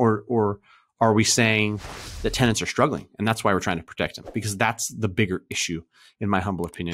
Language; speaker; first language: English; native; English